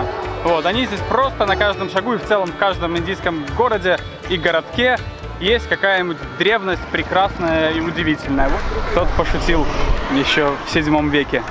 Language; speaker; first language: Russian; native; Russian